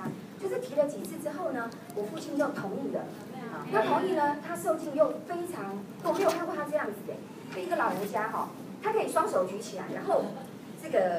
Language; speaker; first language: Chinese; native; Chinese